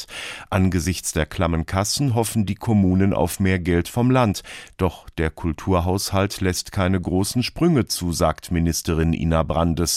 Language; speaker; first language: German; native; German